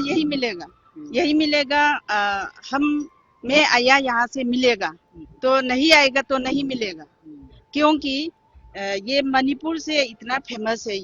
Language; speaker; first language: Hindi; non-native, local second language; Manipuri